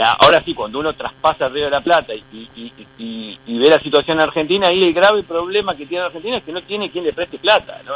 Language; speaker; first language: Spanish; native; Spanish